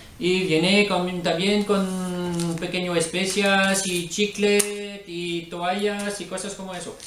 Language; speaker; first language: Spanish; non-native, learner; French